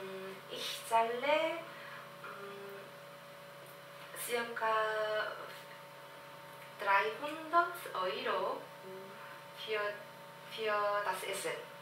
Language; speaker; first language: German; non-native, learner; Korean